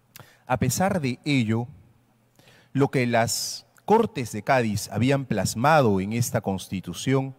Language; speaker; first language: Spanish; native; Spanish